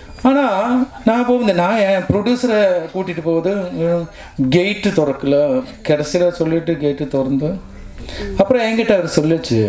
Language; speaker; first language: Tamil; non-native, local second language; Malayalam